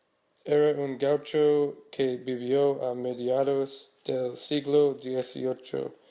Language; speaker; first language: Spanish; non-native, learner; English